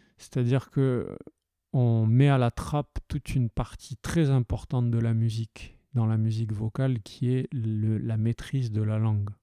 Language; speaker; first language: French; early bilingual, heritage; French